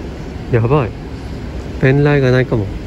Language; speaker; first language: Japanese; non-native, fluent; Vietnamese